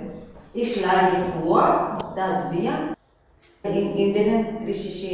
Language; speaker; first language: German; non-native, learner; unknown